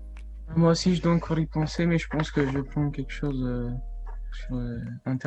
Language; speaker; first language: French; non-native, fluent; Italian